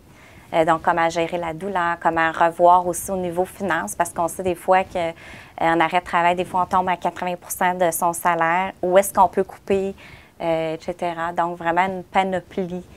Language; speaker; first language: French; native; French